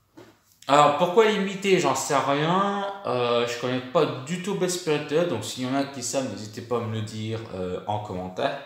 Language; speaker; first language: French; native; French